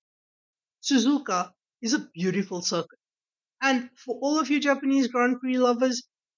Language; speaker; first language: English; native; English